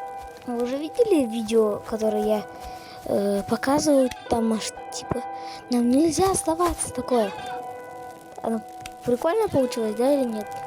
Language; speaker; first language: Russian; native; Russian